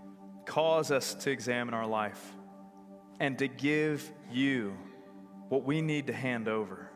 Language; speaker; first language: English; native; English